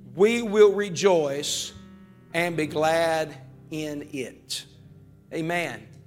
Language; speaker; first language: English; native; English